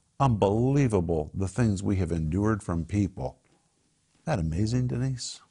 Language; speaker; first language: English; native; English